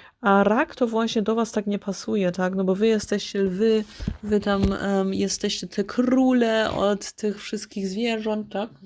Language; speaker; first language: Polish; early bilingual, heritage; Polish